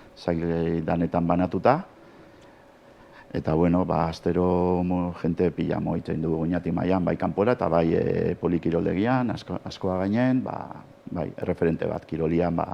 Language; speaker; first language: Basque; native; Basque